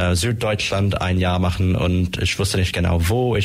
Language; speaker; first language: German; non-native, fluent; French